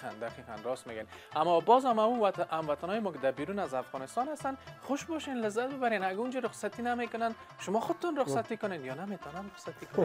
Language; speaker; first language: Persian; native; Persian